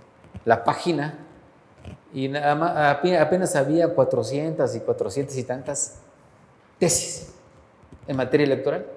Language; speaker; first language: Spanish; native; Spanish